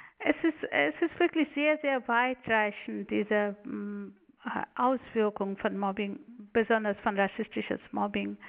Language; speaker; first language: German; non-native, fluent; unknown